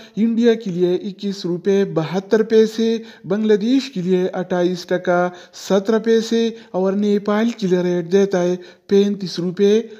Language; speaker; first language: Urdu; non-native, local second language; Pashto